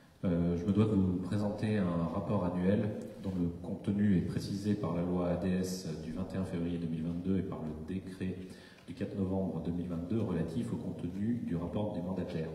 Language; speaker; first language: French; native; French